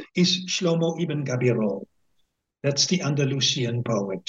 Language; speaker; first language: English; non-native, fluent; Dutch